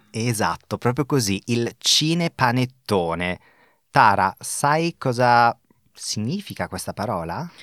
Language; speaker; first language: Italian; native; Italian